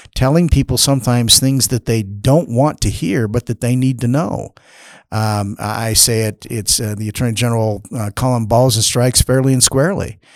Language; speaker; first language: English; native; English